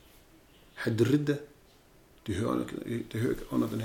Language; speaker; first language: Danish; non-native, fluent; Arabic